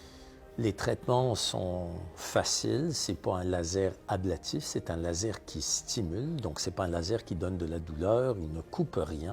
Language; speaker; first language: French; native; French